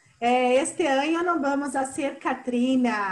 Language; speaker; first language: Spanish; non-native, fluent; Portuguese